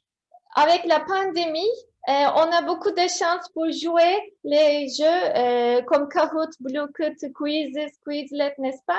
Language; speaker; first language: French; non-native, fluent; Turkish